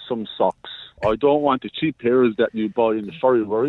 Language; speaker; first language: English; native; English